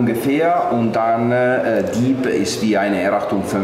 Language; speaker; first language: German; non-native, fluent; Italian